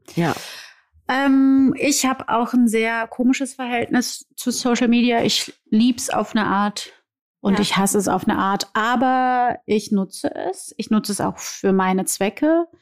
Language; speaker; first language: German; early bilingual, other home language; Portuguese